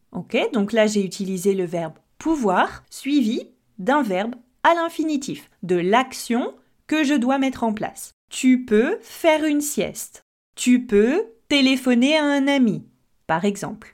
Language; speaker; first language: French; native; French